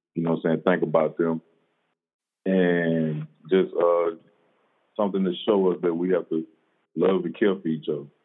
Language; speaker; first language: English; native; English